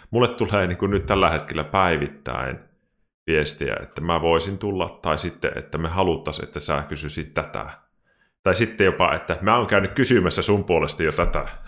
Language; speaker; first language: Finnish; native; Finnish